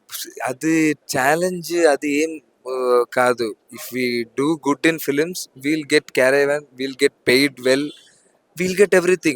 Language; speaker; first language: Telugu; non-native, learner; Malayalam